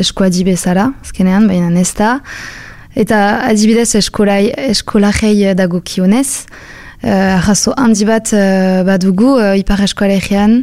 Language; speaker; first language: Basque; non-native, local second language; French